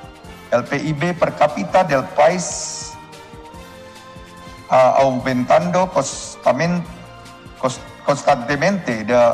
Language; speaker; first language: Spanish; non-native, learner; Indonesian